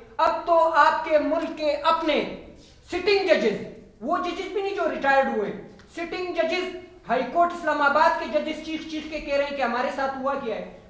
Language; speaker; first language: Urdu; non-native, local second language; Pashto